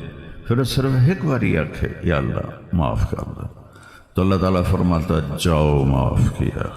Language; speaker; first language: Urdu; non-native, local second language; Punjabi